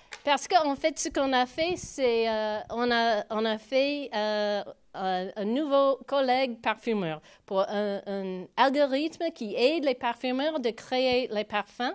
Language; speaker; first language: French; non-native, fluent; English